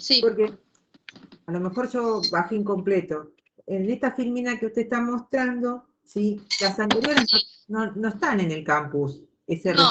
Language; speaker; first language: Spanish; native; Spanish